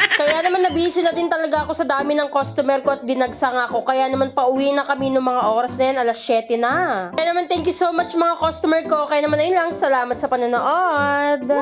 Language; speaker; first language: Filipino; native; Filipino